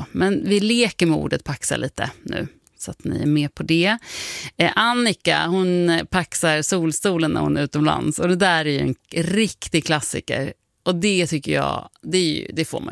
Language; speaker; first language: Swedish; native; Swedish